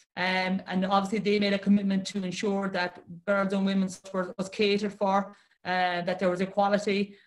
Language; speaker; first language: English; native; English